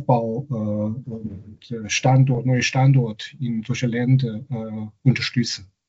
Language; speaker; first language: German; non-native, fluent; Chinese